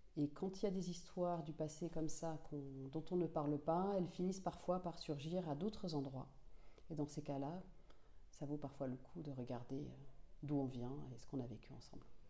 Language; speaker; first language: French; non-native, local second language; Finnish